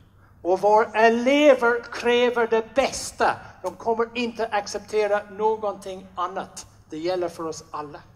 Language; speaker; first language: Swedish; non-native, fluent; English